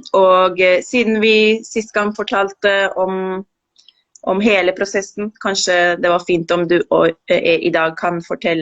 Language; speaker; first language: Norwegian; non-native, fluent; Spanish